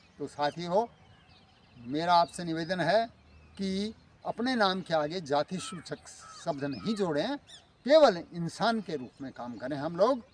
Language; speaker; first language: Hindi; native; Hindi